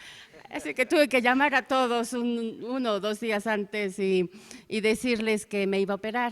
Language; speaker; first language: Spanish; native; Spanish